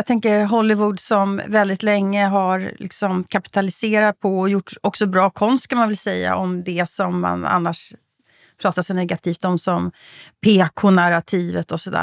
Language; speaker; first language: Swedish; native; Swedish